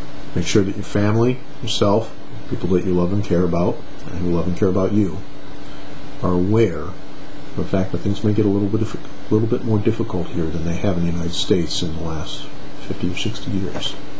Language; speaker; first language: English; native; English